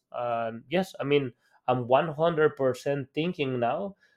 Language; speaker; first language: English; non-native, fluent; Spanish